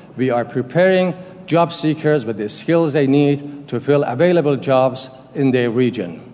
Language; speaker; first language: English; non-native, fluent; Persian